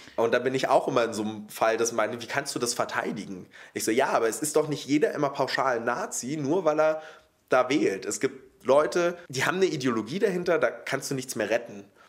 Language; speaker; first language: German; early bilingual, other home language; Polish